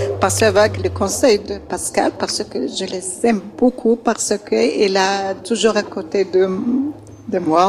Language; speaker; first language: French; non-native, learner; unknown